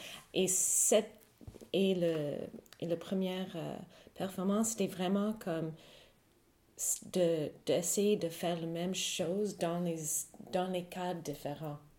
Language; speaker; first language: French; non-native, fluent; English